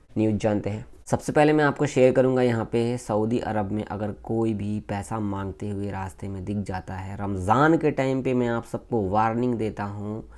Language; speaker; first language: Hindi; native; Hindi